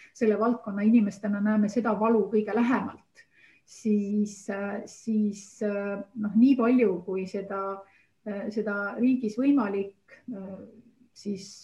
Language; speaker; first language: Estonian; native; Estonian